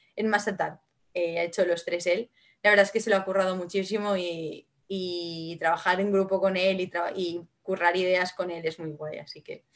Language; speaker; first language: Spanish; non-native, local second language; Catalan